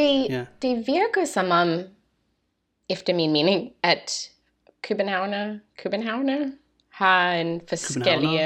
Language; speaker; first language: Danish; non-native, learner; English